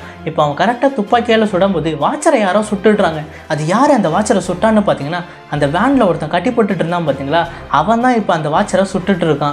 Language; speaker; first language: Tamil; native; Tamil